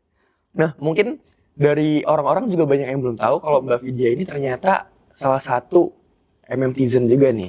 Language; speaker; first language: Indonesian; native; Indonesian